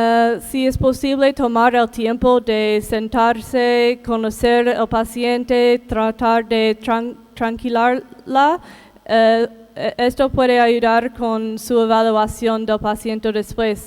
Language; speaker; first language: Spanish; non-native, fluent; English